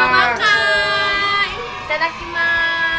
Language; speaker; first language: Indonesian; non-native, learner; Japanese